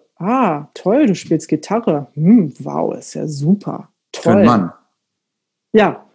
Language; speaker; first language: German; native; German